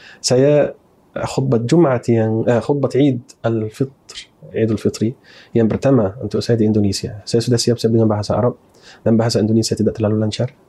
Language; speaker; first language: Malay; non-native, fluent; Arabic